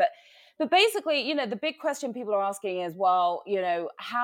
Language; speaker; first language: English; native; English